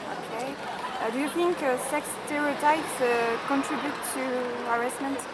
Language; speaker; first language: English; non-native, learner; French